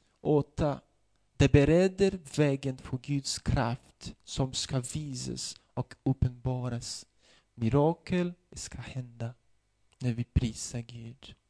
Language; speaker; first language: Swedish; non-native, fluent; Portuguese